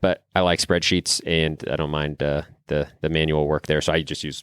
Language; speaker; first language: English; native; English